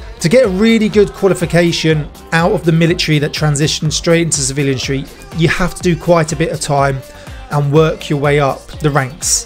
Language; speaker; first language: English; native; English